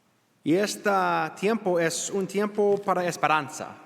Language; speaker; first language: Spanish; non-native, learner; English